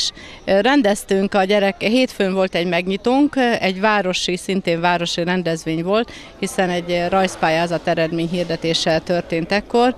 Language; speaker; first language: Hungarian; native; Hungarian